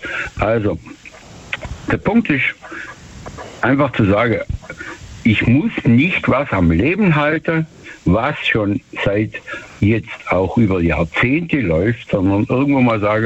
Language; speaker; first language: German; native; German